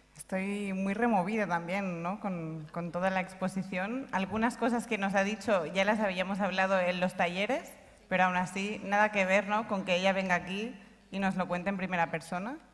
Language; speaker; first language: Spanish; non-native, local second language; Catalan